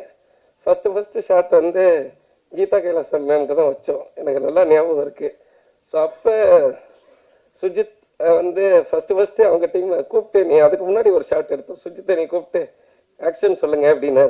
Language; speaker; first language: Tamil; native; Tamil